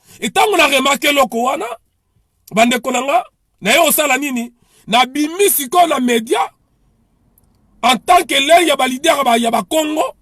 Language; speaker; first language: Lingala; non-native, local second language; Kongo